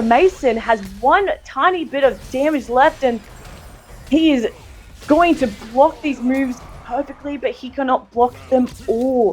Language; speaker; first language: English; native; English